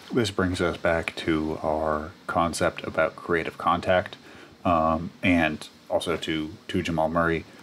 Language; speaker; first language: English; native; English